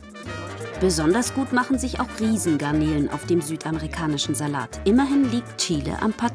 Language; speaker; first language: German; native; German